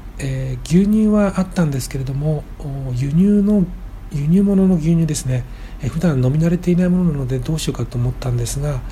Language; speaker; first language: Japanese; native; Japanese